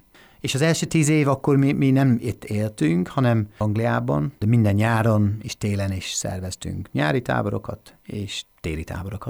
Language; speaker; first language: Hungarian; non-native, fluent; English